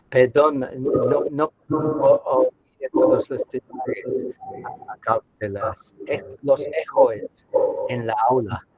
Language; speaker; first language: Spanish; non-native, learner; English